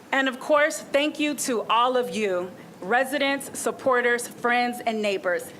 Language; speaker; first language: English; non-native, fluent; Spanish